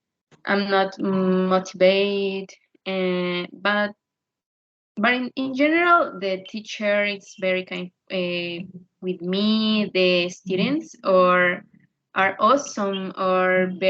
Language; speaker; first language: English; non-native, learner; Spanish